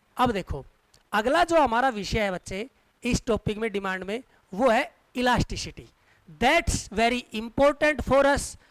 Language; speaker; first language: Hindi; native; Hindi